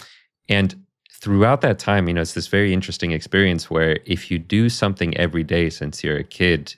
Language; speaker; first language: English; native; English